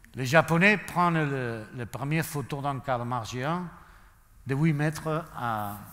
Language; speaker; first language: French; non-native, learner; Spanish